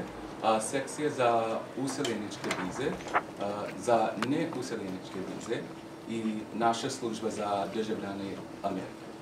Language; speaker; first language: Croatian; non-native, learner; English